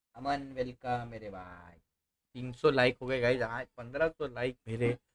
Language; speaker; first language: Hindi; non-native, local second language; Marathi